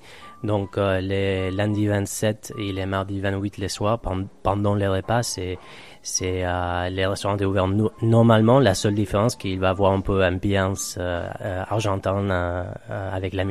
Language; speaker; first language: French; non-native, fluent; Spanish